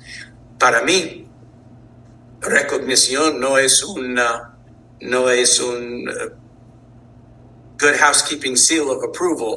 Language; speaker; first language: Spanish; non-native, fluent; English